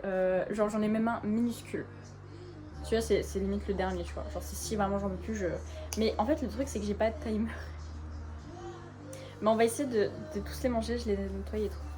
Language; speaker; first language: French; native; French